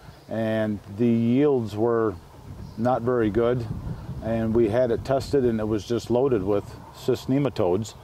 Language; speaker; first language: English; native; English